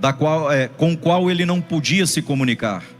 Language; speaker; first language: Portuguese; native; Portuguese